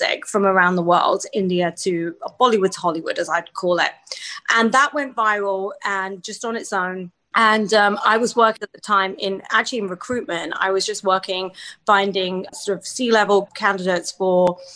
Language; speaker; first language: English; native; English